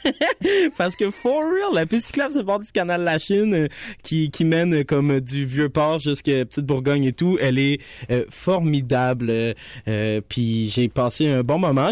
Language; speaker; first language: French; native; French